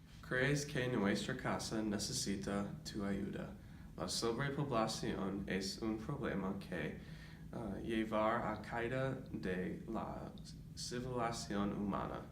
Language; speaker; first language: Spanish; non-native, learner; English